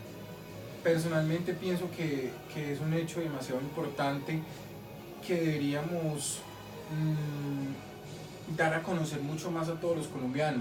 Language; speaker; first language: Spanish; native; Spanish